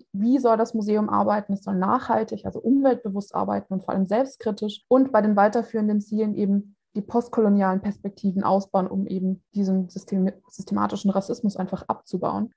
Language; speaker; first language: German; native; German